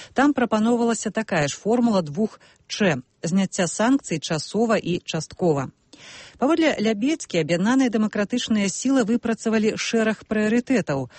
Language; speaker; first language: Belarusian; native; Belarusian